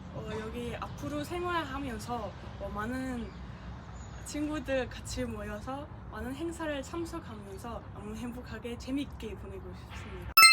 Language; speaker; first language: Korean; non-native, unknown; Mongolian